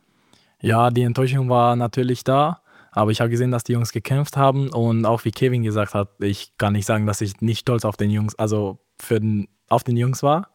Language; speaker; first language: German; non-native, fluent; Romanian